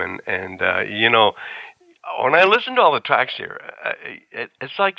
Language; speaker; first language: English; native; English